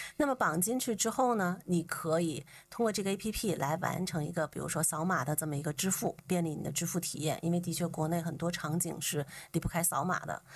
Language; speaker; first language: Chinese; native; Chinese